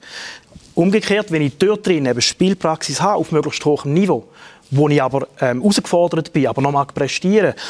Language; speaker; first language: German; native; German